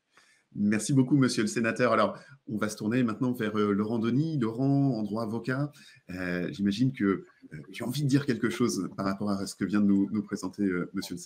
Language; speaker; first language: French; native; French